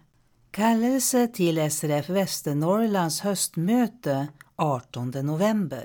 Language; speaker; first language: Swedish; native; Swedish